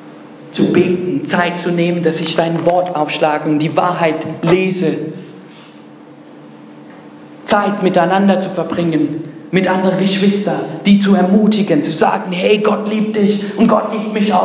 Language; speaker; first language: German; non-native, fluent; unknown